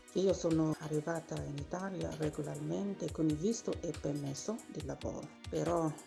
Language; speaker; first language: Italian; non-native, learner; Igbo